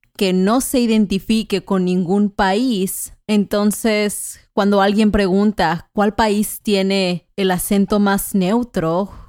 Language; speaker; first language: Spanish; native; Spanish